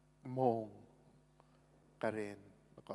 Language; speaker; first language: Thai; non-native, fluent; English